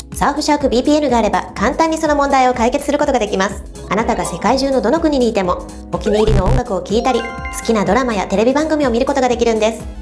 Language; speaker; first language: Japanese; native; Japanese